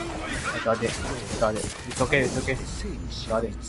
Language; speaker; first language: Japanese; non-native, learner; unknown